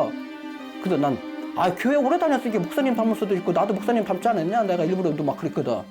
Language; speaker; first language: Korean; native; Korean